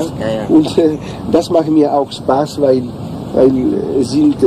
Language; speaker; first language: German; non-native, learner; Italian